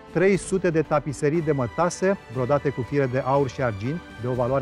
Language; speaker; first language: Romanian; native; Romanian